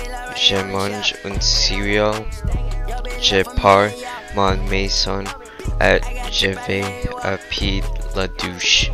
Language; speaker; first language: French; non-native, learner; English